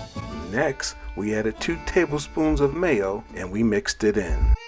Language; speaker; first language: English; native; English